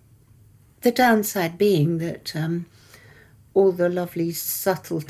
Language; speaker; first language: English; early bilingual, other home language; Persian